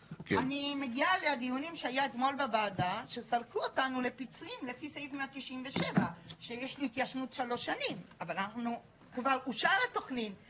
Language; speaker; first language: Hebrew; native; Hebrew